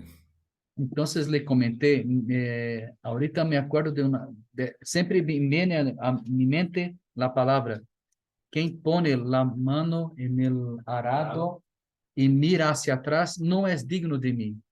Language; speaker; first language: Spanish; non-native, fluent; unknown